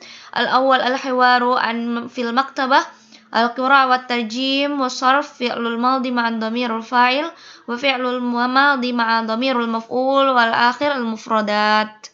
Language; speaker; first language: Arabic; non-native, fluent; Indonesian